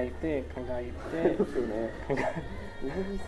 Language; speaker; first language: Japanese; non-native, learner; English